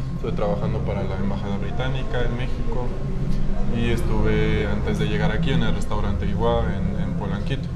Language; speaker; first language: Spanish; non-native, fluent; French